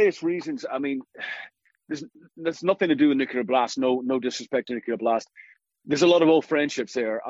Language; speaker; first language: English; native; English